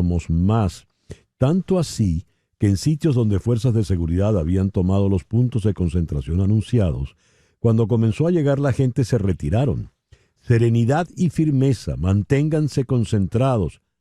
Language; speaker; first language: Spanish; native; Spanish